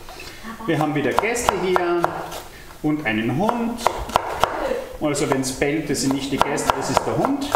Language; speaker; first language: German; native; German